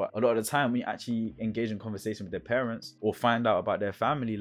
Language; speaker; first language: English; native; English